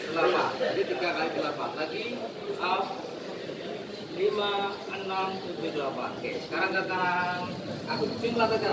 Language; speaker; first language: Indonesian; native; Indonesian